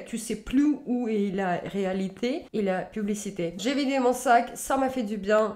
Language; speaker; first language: French; native; French